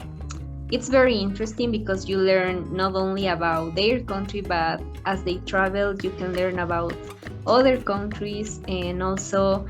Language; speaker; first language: English; non-native, fluent; Spanish